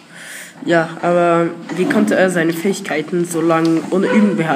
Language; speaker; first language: German; non-native, learner; French